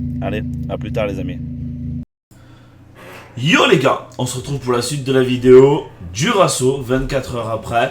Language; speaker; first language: French; native; French